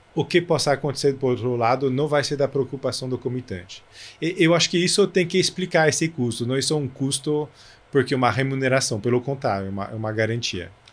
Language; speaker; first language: Portuguese; non-native, fluent; French